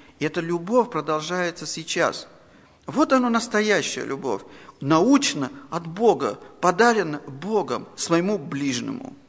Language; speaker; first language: Russian; non-native, local second language; Armenian